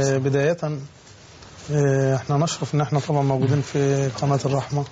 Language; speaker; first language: Arabic; native; Arabic